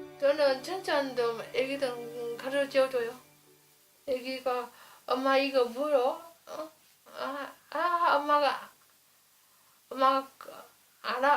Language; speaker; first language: Korean; non-native, learner; Vietnamese